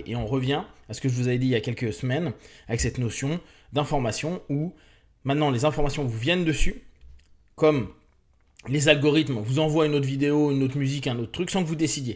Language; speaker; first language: French; native; French